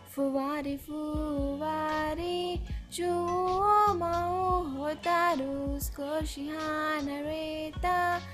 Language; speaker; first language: Japanese; non-native, learner; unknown